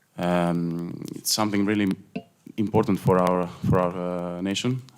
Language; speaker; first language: English; non-native, fluent; Greek